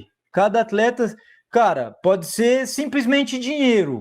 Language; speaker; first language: Portuguese; native; Portuguese